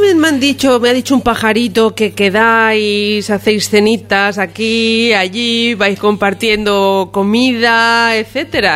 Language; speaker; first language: Spanish; native; Spanish